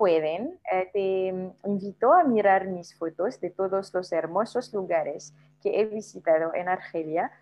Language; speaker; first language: Spanish; non-native, learner; Arabic